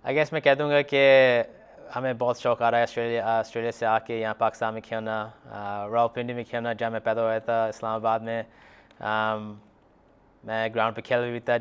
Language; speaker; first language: Urdu; early bilingual, heritage; Urdu